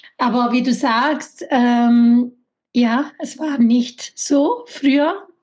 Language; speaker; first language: German; early bilingual, other home language; Italian